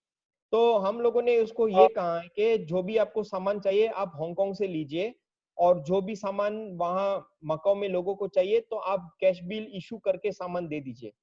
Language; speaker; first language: Hindi; native; Hindi